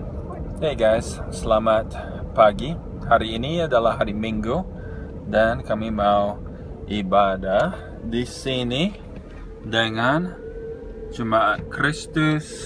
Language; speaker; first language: Indonesian; non-native, fluent; English